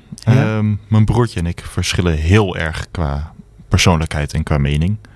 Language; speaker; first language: Dutch; native; Dutch